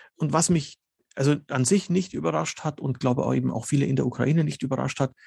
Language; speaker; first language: German; early bilingual, other home language; Slovenian